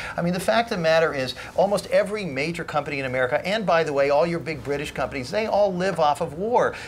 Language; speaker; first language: English; native; English